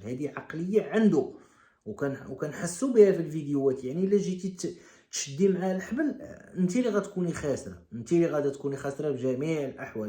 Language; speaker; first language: Arabic; native; Arabic